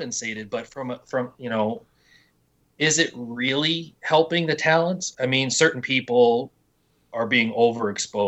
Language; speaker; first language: English; native; English